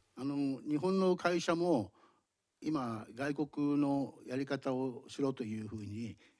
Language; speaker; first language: Japanese; native; Japanese